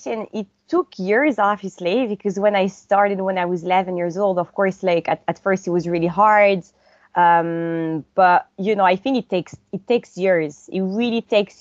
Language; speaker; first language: English; non-native, fluent; French